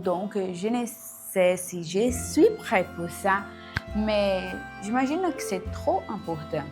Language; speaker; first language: French; non-native, learner; Portuguese